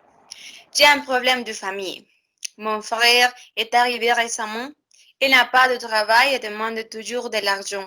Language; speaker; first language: French; non-native, learner; Spanish